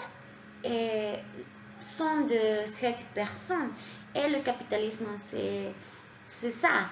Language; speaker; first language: French; non-native, learner; Spanish